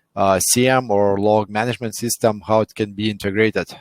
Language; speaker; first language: English; non-native, fluent; Lithuanian